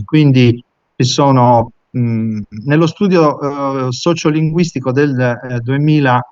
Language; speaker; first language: Italian; native; Italian